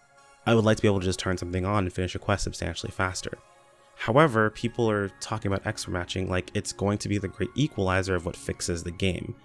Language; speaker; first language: English; native; English